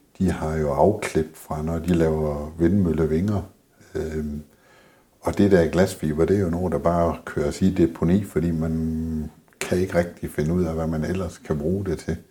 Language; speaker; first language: Danish; native; Danish